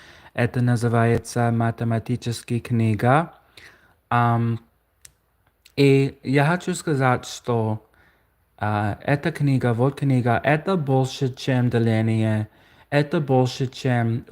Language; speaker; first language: Russian; non-native, learner; English